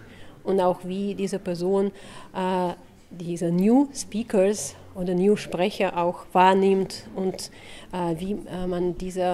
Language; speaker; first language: German; non-native, fluent; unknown